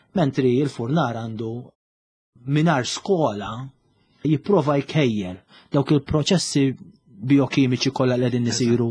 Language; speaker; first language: Maltese; native; Maltese